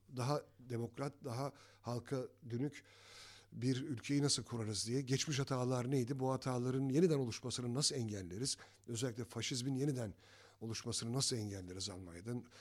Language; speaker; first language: Turkish; native; Turkish